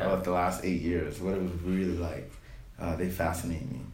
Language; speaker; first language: English; native; English